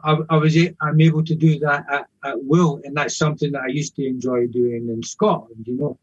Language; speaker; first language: English; native; English